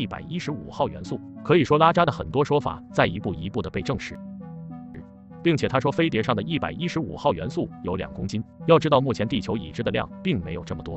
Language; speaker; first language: Chinese; native; Chinese